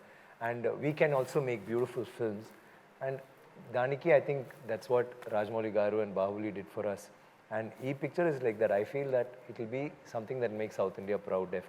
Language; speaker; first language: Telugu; non-native, local second language; Tamil